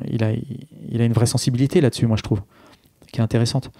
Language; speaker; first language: French; native; French